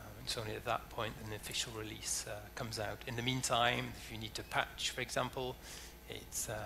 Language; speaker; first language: English; native; English